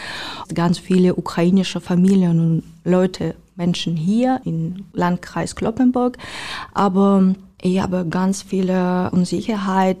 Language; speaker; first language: German; non-native, fluent; Ukrainian